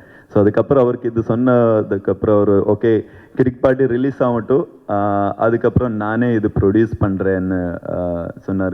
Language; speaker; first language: Tamil; non-native, learner; Kannada